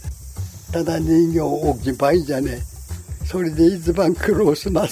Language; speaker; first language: Japanese; native; Japanese